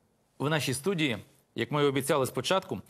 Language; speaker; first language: Ukrainian; native; Ukrainian